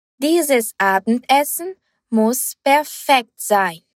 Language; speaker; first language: German; non-native, fluent; Portuguese